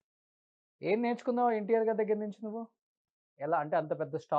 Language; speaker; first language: Telugu; native; Telugu